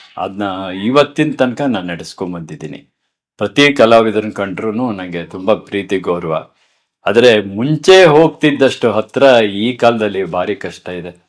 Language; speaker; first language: Kannada; native; Kannada